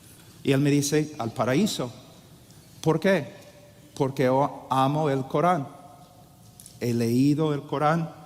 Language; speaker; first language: Spanish; non-native, fluent; English